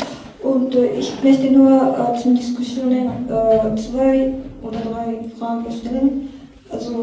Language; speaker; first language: German; non-native, learner; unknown